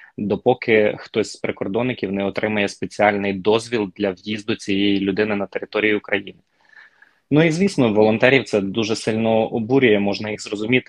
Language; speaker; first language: Ukrainian; native; Ukrainian